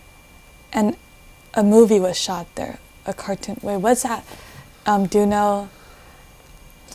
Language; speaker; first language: English; non-native, fluent; Chinese